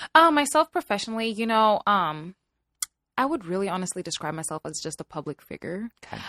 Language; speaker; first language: English; early bilingual, other home language; Swahili